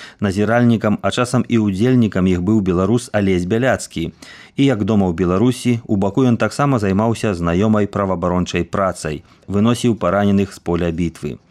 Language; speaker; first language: Belarusian; native; Belarusian